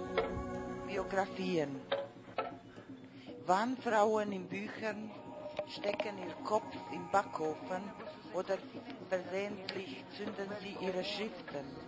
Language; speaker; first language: German; non-native, fluent; Croatian